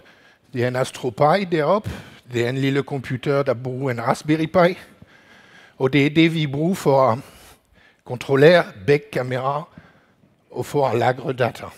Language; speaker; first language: Danish; non-native, learner; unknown